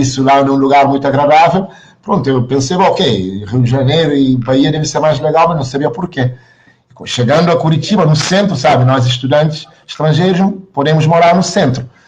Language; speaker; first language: Portuguese; non-native, local second language; Kabuverdianu